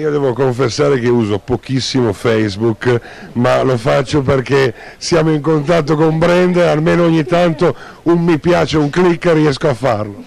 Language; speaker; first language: Italian; native; Italian